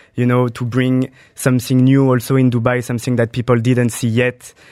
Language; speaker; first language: English; non-native, fluent; French